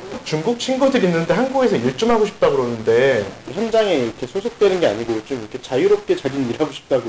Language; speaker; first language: Korean; native; Korean